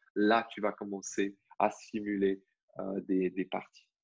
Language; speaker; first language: French; native; French